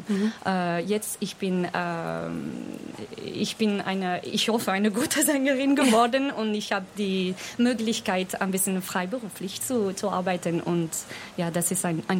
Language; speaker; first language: German; non-native, fluent; French